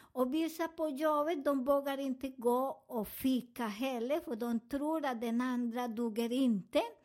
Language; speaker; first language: Swedish; non-native, fluent; Spanish